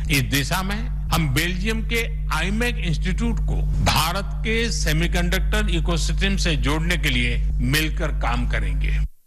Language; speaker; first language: Hindi; non-native, local second language; Gujarati